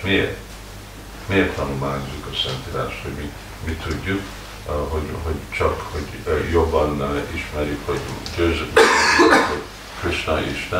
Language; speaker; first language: Hungarian; early bilingual, heritage; Hungarian